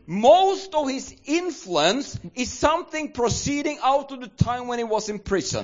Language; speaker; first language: English; non-native, fluent; Swedish